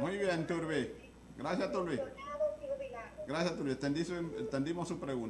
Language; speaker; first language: Spanish; native; Spanish